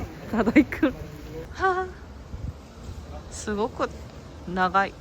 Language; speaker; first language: Japanese; non-native, fluent; Korean